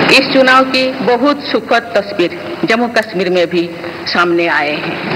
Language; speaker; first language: Hindi; non-native, local second language; Santali